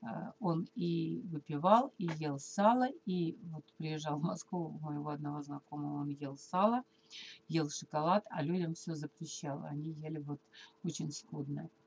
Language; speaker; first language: Russian; native; Russian